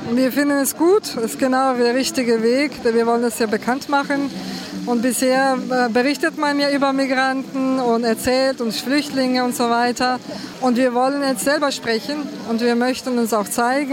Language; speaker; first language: German; early bilingual, other home language; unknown